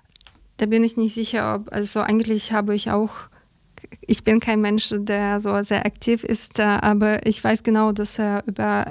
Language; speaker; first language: German; non-native, learner; Ukrainian